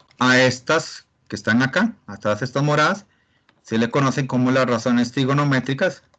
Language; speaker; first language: Spanish; native; Spanish